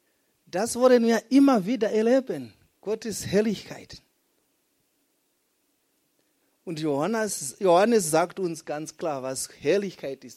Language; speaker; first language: German; non-native, fluent; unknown